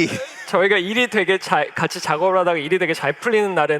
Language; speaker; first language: Korean; native; Korean